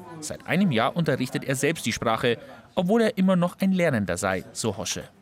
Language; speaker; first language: German; native; German